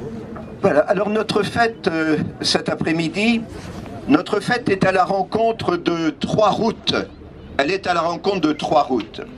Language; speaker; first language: French; native; French